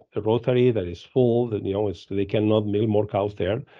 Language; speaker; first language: English; non-native, fluent; Spanish